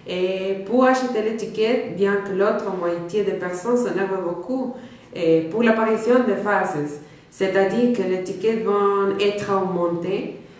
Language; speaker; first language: French; non-native, learner; Spanish